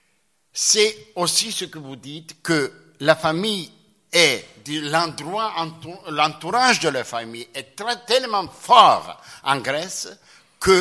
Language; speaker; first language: French; non-native, fluent; Greek